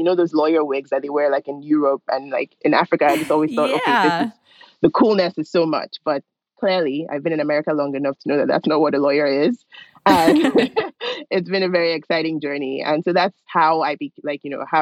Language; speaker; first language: English; non-native, local second language; Yoruba